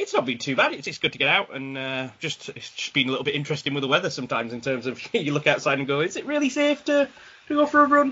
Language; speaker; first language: English; native; English